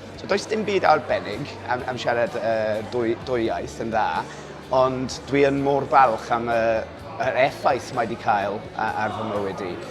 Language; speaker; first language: Welsh; non-native, local second language; English